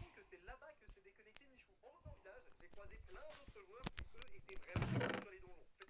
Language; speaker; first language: French; native; French